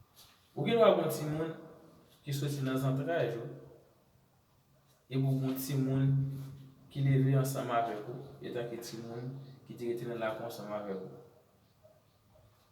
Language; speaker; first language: French; non-native, learner; Haitian Creole